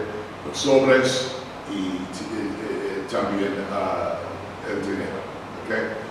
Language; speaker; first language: Spanish; non-native, learner; English